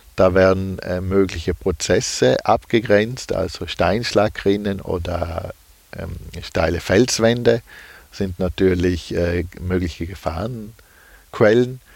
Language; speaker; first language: German; native; German